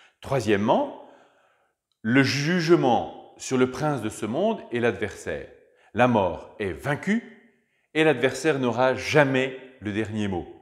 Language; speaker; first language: French; native; French